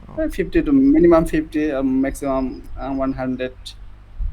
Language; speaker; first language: English; non-native, learner; Bangla